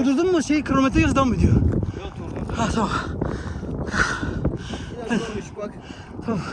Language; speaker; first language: Turkish; early bilingual, heritage; Turkish